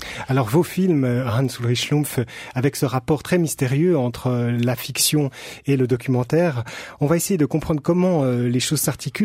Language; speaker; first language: French; native; French